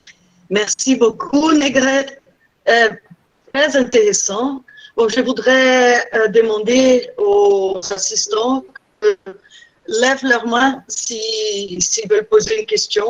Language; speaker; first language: French; non-native, fluent; Portuguese